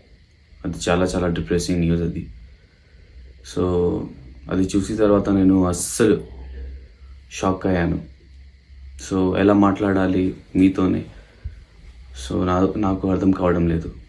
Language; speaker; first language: Telugu; non-native, local second language; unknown